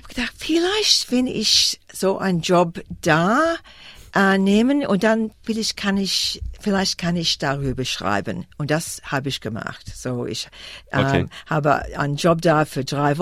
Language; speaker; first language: German; non-native, fluent; English